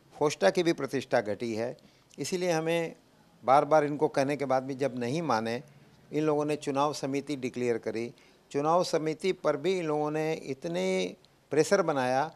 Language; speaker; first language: Hindi; native; Hindi